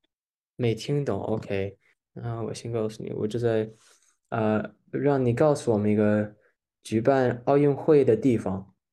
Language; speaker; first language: Chinese; early bilingual, heritage; English